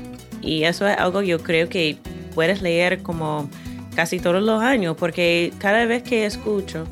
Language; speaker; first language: Spanish; non-native, fluent; English